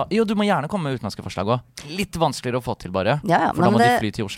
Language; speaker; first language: Norwegian; native; Norwegian